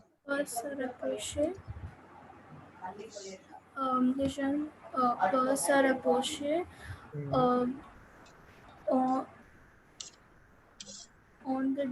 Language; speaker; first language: French; non-native, learner; Hindi